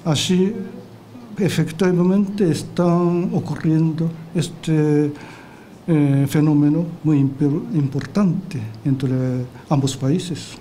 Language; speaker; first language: Spanish; non-native, fluent; Japanese